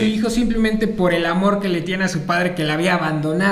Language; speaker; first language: Spanish; native; Spanish